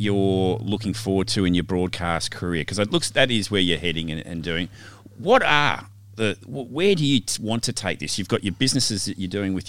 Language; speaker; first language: English; native; English